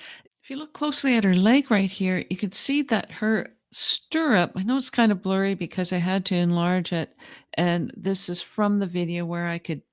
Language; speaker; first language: English; native; English